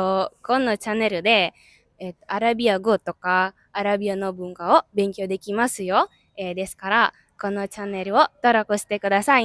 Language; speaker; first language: Japanese; non-native, learner; Indonesian